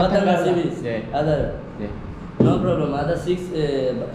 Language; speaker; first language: English; non-native, learner; Bangla